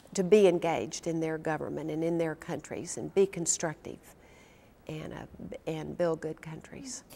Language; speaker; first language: English; native; English